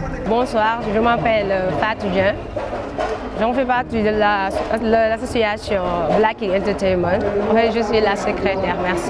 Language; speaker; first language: French; non-native, local second language; Wolof